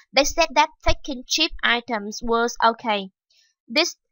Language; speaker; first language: English; non-native, fluent; Vietnamese